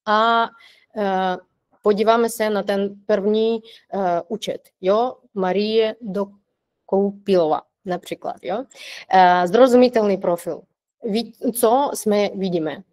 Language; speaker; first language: Czech; non-native, fluent; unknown